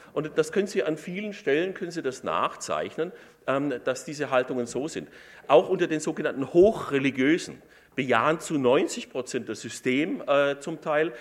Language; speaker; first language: German; native; German